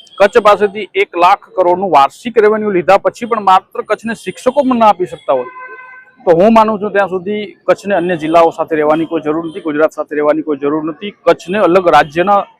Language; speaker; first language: Gujarati; non-native, local second language; Kachhi